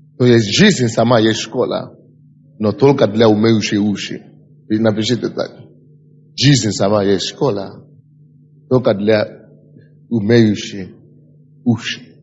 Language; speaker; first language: Russian; non-native, fluent; Yoruba